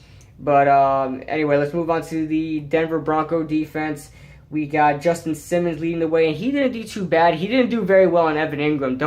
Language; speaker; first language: English; native; English